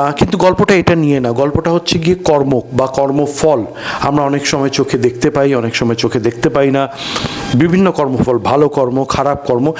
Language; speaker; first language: Bangla; native; Bangla